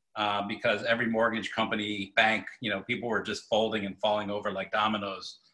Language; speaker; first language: English; native; English